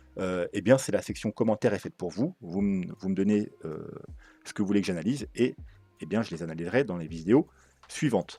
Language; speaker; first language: French; native; French